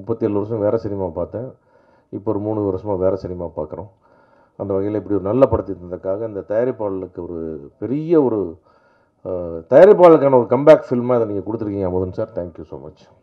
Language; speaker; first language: Tamil; native; Tamil